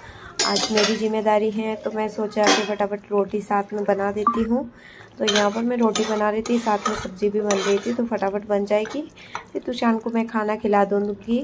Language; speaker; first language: Hindi; native; Hindi